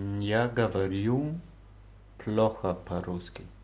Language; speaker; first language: Russian; non-native, learner; German